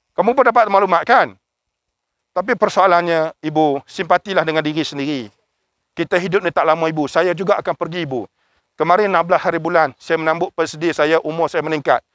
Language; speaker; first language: Malay; native; Malay